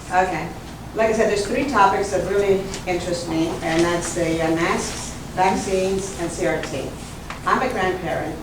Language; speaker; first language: English; early bilingual, other home language; Italian